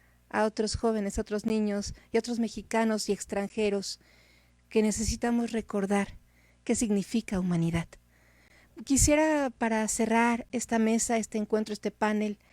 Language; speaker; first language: Spanish; native; Spanish